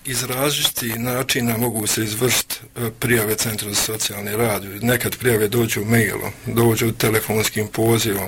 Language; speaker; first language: Bosnian; native; Bosnian